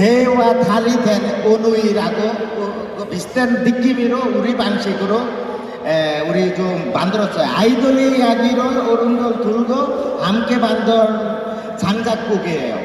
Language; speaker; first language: Korean; non-native, fluent; Bangla